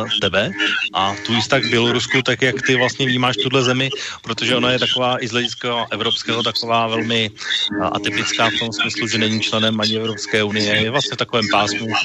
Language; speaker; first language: Czech; native; Czech